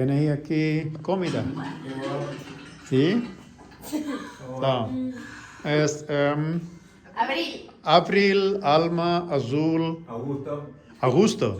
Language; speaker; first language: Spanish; non-native, learner; Hindi